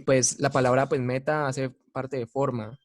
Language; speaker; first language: Spanish; native; Spanish